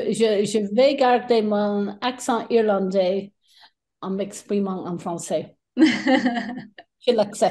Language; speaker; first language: French; non-native, fluent; English